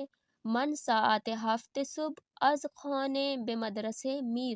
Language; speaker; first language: Persian; non-native, fluent; Urdu